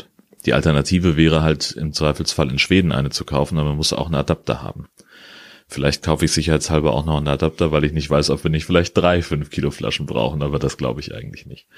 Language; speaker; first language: German; native; German